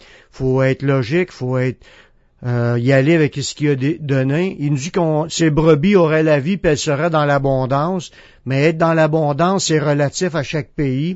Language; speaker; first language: French; native; French